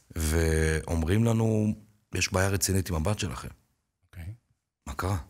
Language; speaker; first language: Hebrew; native; Hebrew